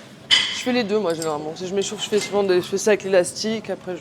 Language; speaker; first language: French; native; French